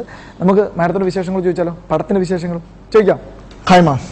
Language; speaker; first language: Malayalam; native; Malayalam